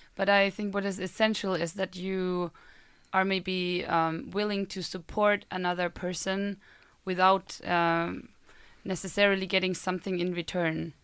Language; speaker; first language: English; non-native, fluent; German